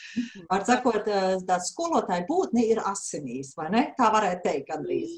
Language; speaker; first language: Latvian; native; Latvian